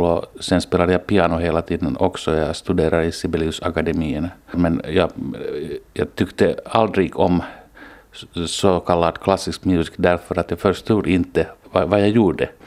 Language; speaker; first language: Swedish; non-native, local second language; Finnish